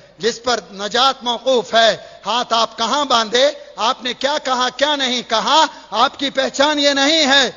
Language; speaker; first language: Urdu; native; Urdu